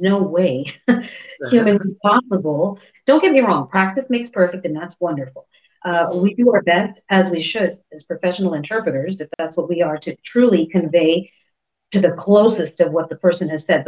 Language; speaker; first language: English; early bilingual, other home language; Spanish